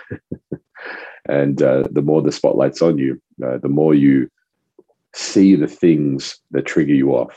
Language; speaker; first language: English; non-native, local second language; French